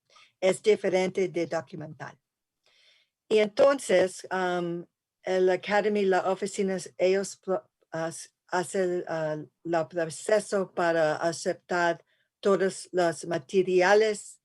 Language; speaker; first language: Spanish; early bilingual, heritage; English